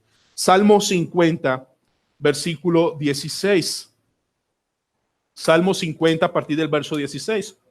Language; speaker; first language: Spanish; native; Spanish